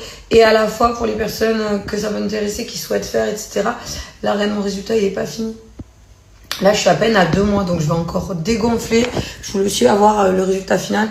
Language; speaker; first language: French; native; French